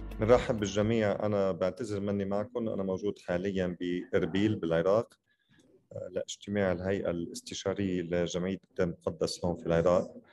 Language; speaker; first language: Arabic; native; Arabic